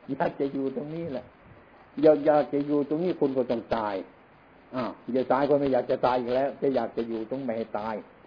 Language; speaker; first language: Thai; non-native, local second language; Northeastern Thai